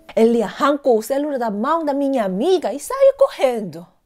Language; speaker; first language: Portuguese; non-native, fluent; Korean